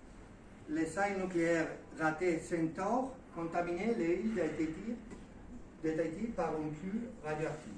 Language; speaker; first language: French; non-native, learner; Spanish